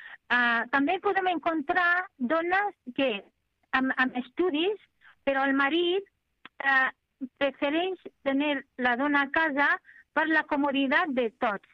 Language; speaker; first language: Catalan; non-native, fluent; Arabic